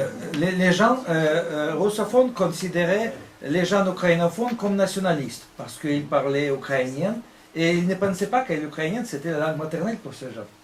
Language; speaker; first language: French; non-native, fluent; Russian